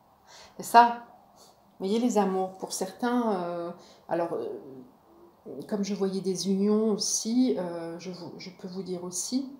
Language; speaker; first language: French; native; French